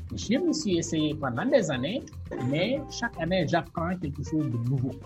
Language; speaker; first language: French; non-native, local second language; Wolof